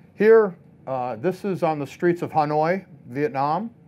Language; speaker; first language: English; native; English